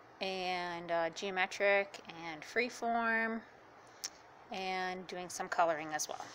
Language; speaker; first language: English; native; English